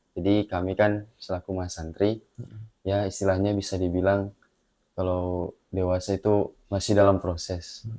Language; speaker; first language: Indonesian; native; Indonesian